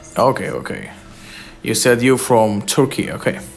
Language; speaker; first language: English; non-native, learner; Persian